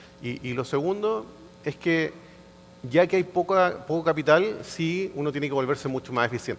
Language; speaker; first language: Spanish; native; Spanish